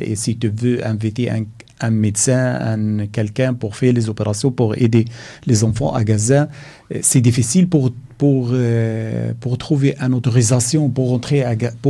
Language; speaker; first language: French; non-native, learner; Arabic